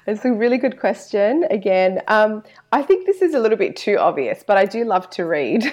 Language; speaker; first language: English; native; English